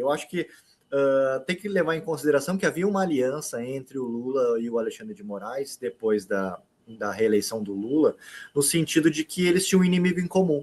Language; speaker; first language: Portuguese; native; Portuguese